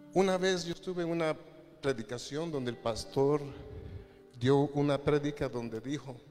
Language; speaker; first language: Spanish; native; Spanish